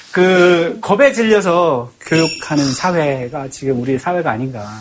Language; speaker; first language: Korean; native; Korean